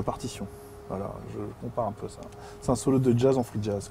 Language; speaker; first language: French; native; French